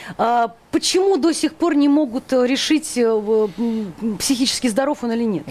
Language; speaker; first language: Russian; native; Russian